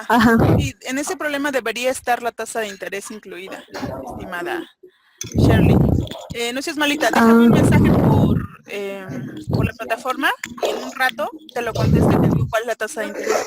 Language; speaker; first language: Spanish; native; Spanish